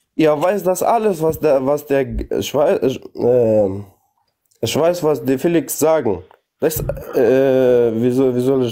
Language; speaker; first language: German; non-native, learner; Kurdish